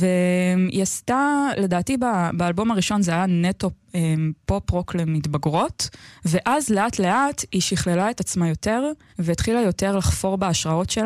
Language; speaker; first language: Hebrew; native; Hebrew